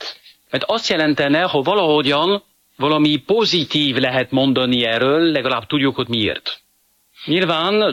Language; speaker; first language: Hungarian; non-native, fluent; French